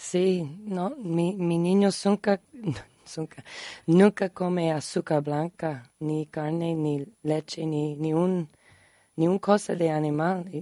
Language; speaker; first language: Spanish; non-native, learner; English